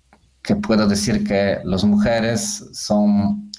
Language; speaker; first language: Spanish; non-native, fluent; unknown